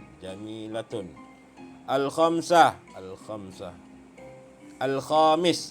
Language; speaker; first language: Arabic; non-native, fluent; Malay